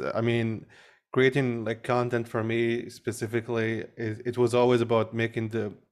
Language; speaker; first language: English; early bilingual, other home language; Arabic